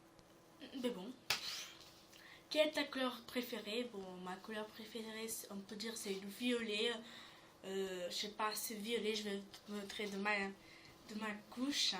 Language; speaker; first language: French; native; French